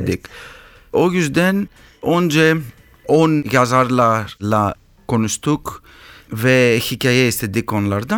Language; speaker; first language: Turkish; non-native, learner; Greek